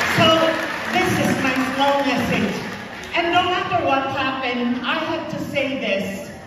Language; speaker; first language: English; non-native, local second language; Filipino